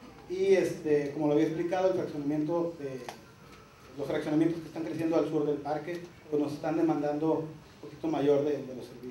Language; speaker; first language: Spanish; native; Spanish